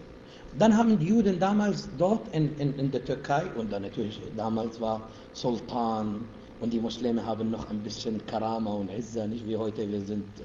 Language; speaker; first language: German; non-native, fluent; Arabic